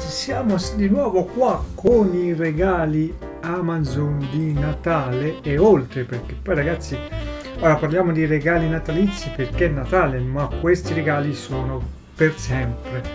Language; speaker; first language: Italian; native; Italian